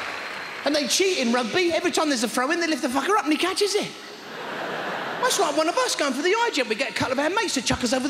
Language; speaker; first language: English; native; English